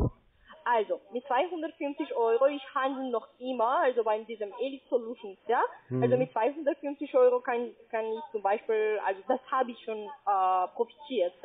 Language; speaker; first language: German; non-native, learner; Spanish